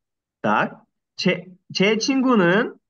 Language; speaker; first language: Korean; non-native, fluent; Kyrgyz